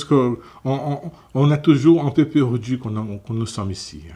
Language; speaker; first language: French; non-native, fluent; Portuguese